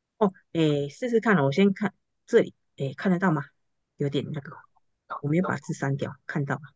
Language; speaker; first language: Chinese; native; Chinese